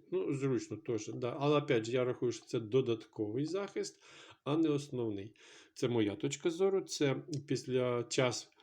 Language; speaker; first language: Ukrainian; non-native, local second language; Russian